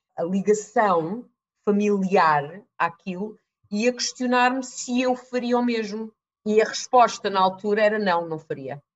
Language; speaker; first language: Portuguese; early bilingual, other home language; English